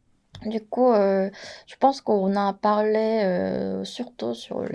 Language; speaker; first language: French; non-native, fluent; Korean